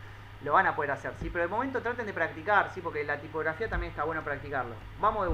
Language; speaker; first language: Spanish; native; Spanish